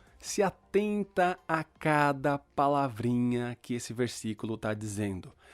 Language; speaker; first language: Portuguese; early bilingual, other home language; Spanish